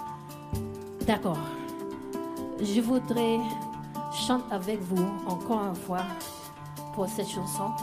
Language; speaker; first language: French; non-native, learner; English